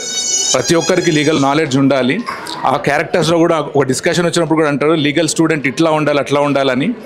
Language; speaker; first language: Telugu; native; Telugu